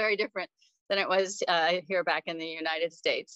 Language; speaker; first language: English; native; English